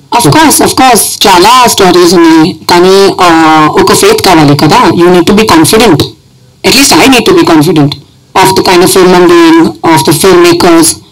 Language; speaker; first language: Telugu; non-native, local second language; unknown